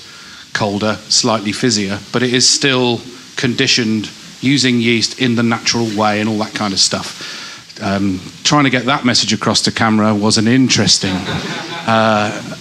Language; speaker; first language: English; native; English